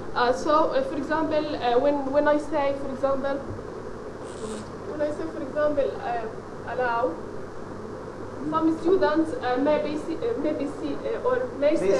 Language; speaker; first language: English; non-native, learner; Arabic